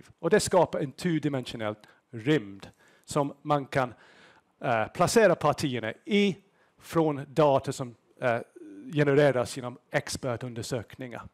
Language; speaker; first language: Swedish; non-native, fluent; English